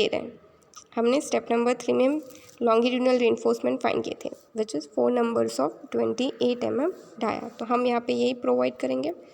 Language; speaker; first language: Hindi; native; Hindi